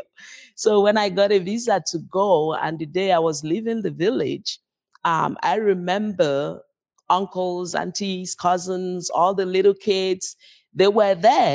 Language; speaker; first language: English; non-native, local second language; Igbo